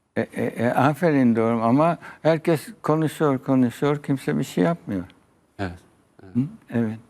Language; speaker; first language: Turkish; early bilingual, heritage; Arabic